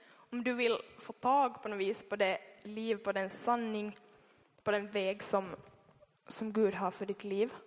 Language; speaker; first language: Swedish; native; Swedish